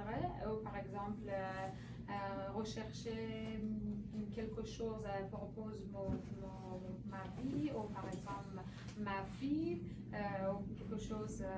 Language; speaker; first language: French; non-native, learner; Persian